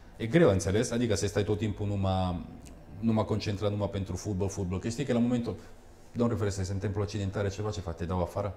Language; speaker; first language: Romanian; early bilingual, heritage; Romanian